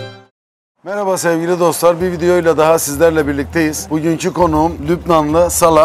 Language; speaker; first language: Turkish; native; Turkish